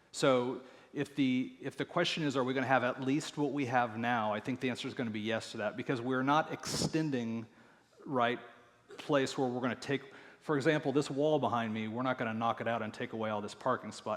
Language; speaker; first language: English; native; English